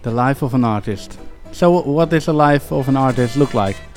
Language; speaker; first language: English; non-native, fluent; Dutch